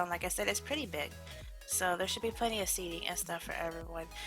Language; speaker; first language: English; native; English